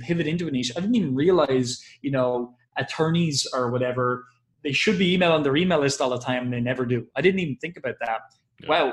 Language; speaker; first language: English; native; English